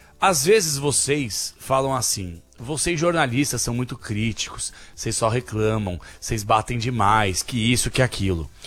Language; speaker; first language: Portuguese; native; Portuguese